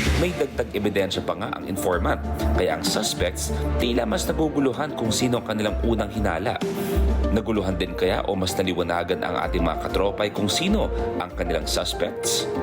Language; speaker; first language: Filipino; native; Filipino